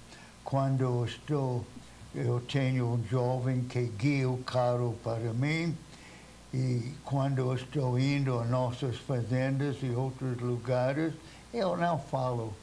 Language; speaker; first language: Portuguese; non-native, fluent; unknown